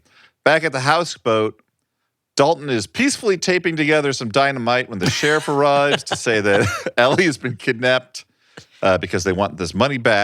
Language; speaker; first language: English; native; English